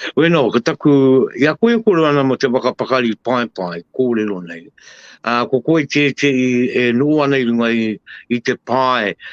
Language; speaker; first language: Māori; native; Māori